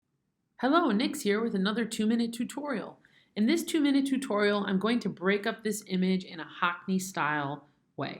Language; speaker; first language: English; native; English